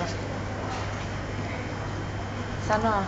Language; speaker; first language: Finnish; non-native, learner; Spanish